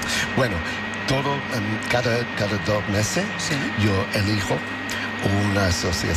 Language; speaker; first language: Spanish; non-native, learner; English